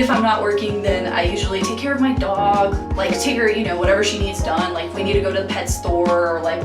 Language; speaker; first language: English; native; English